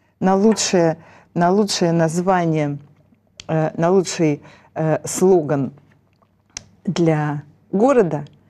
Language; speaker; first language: Russian; native; Russian